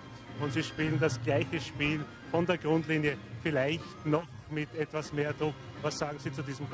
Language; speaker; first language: German; native; German